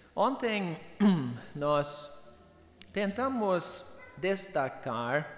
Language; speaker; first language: Portuguese; non-native, fluent; English